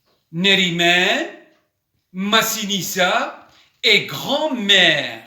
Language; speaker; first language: French; non-native, local second language; Arabic